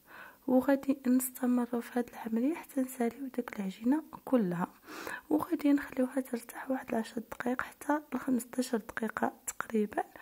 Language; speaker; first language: Arabic; native; Arabic